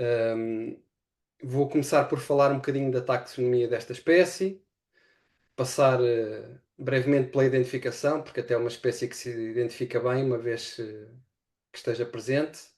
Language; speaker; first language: Portuguese; native; Portuguese